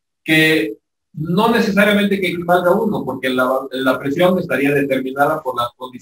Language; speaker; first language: Spanish; native; Spanish